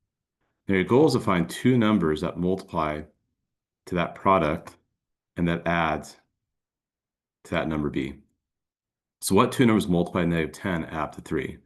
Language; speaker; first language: English; native; English